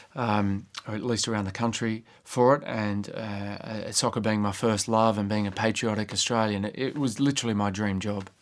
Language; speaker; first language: English; native; English